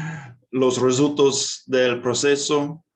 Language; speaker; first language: Spanish; non-native, fluent; English